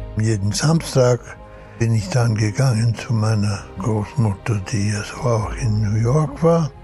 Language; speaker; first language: German; early bilingual, heritage; German